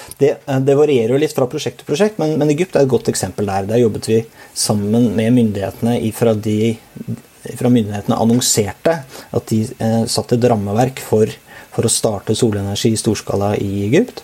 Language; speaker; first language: Norwegian; native; Norwegian